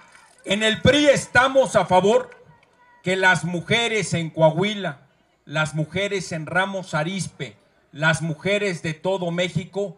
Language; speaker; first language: Spanish; native; Spanish